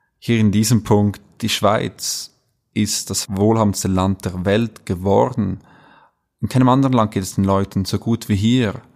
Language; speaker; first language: German; native; German